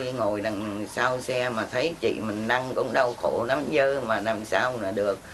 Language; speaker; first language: Vietnamese; early bilingual, heritage; Vietnamese